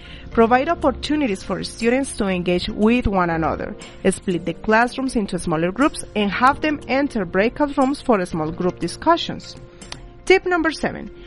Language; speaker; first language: English; non-native, fluent; Spanish